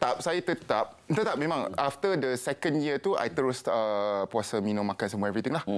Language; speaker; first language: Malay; non-native, local second language; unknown